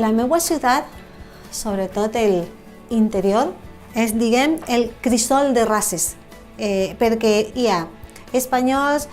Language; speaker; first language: Catalan; non-native, fluent; Spanish